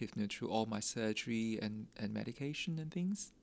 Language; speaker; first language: English; non-native, local second language; Min Nan Chinese